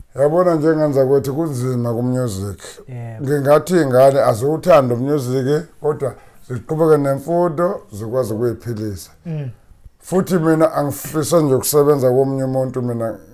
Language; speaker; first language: Zulu; native; Zulu